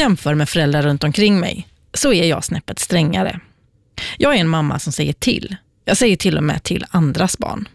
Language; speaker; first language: Swedish; native; Swedish